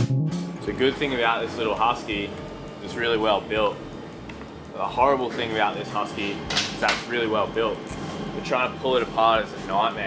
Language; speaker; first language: English; native; English